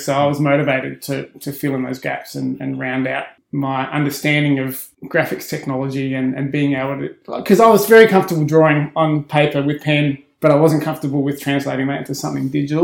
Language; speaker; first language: English; native; English